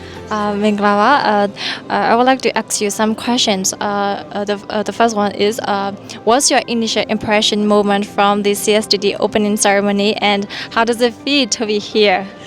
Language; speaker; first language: English; non-native, learner; Burmese